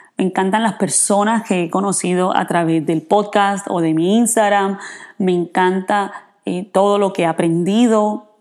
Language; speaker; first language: Spanish; native; Spanish